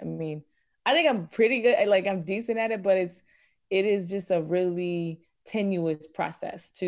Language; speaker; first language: English; native; English